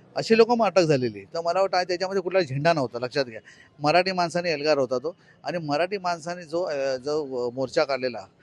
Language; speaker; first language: Marathi; non-native, local second language; Hindi